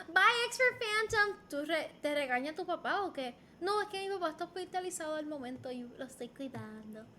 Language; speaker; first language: Spanish; native; Spanish